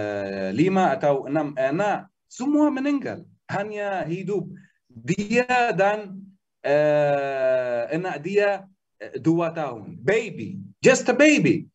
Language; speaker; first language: Indonesian; non-native, learner; Arabic